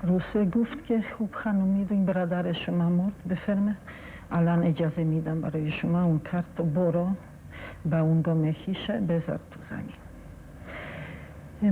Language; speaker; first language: Persian; non-native, fluent; Polish